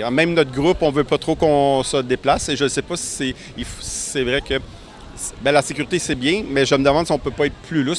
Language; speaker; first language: French; native; French